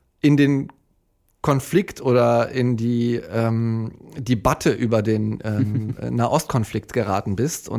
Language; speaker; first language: German; native; German